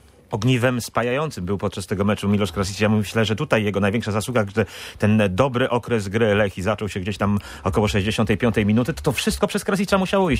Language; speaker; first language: Polish; native; Polish